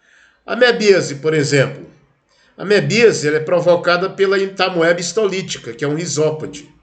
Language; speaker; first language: Portuguese; native; Portuguese